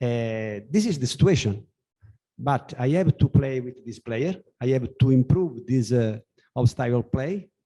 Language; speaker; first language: English; non-native, learner; Italian